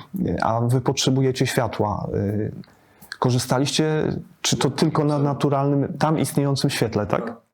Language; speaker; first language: Polish; native; Polish